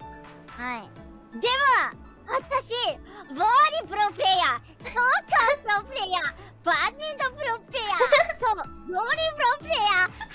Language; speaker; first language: Japanese; non-native, learner; Indonesian